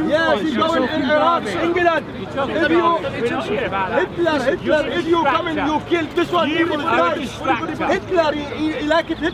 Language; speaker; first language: English; non-native, learner; Arabic